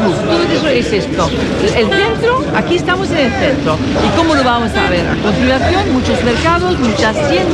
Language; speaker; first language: Spanish; non-native, fluent; Arabic